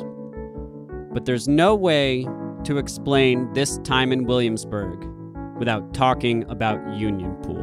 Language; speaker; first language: English; native; English